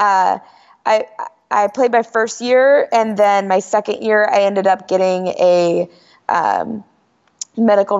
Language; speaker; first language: English; native; English